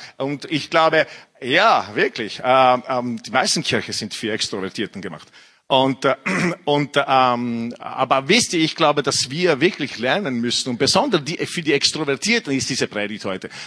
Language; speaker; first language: German; non-native, fluent; Italian